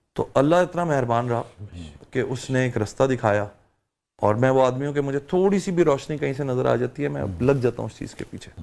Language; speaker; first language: Urdu; early bilingual, heritage; Urdu